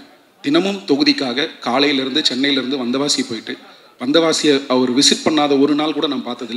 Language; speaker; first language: Tamil; native; Tamil